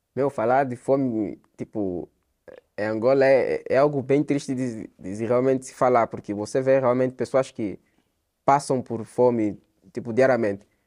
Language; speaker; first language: Portuguese; native; Portuguese